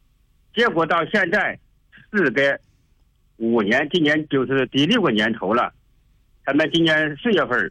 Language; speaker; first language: Chinese; native; Chinese